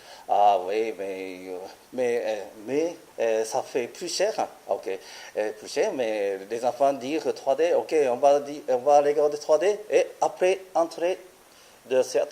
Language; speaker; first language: French; non-native, learner; Japanese